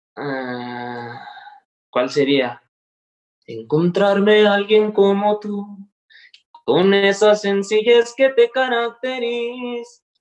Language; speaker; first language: Spanish; native; Spanish